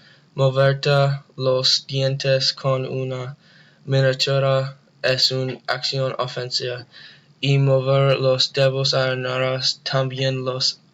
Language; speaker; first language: Spanish; non-native, learner; English